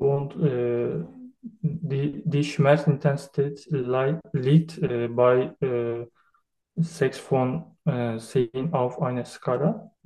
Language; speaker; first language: German; non-native, learner; Turkish